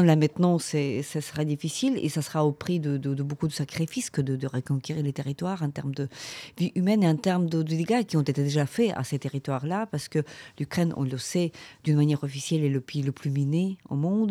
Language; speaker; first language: French; non-native, fluent; Ukrainian